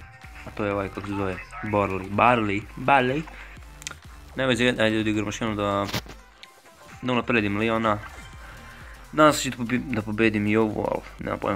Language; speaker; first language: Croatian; early bilingual, heritage; Croatian